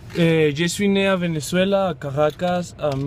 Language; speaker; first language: French; non-native, learner; Spanish